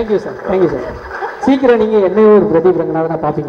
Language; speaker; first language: Tamil; native; Tamil